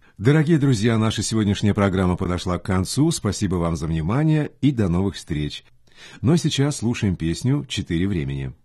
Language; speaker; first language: Russian; non-native, fluent; Chinese